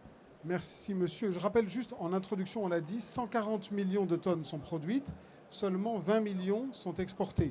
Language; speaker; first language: French; native; French